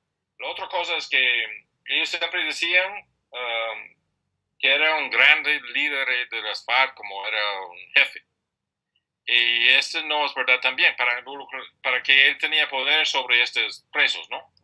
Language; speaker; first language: Spanish; non-native, fluent; English